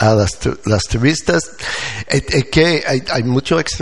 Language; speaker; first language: Spanish; non-native, learner; English